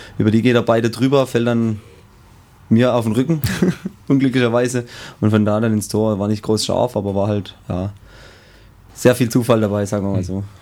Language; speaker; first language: German; native; German